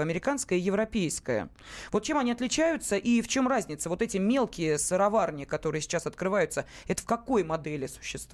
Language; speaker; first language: Russian; native; Russian